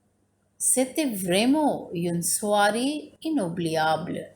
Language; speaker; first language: French; non-native, fluent; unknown